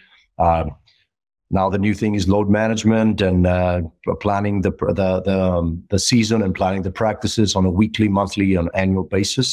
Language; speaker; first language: English; non-native, fluent; Greek